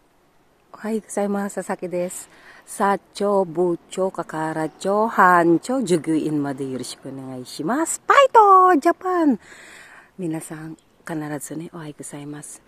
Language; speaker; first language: Japanese; non-native, learner; Filipino